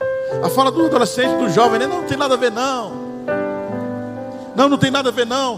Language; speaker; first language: Portuguese; native; Portuguese